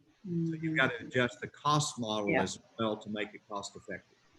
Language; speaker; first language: English; native; English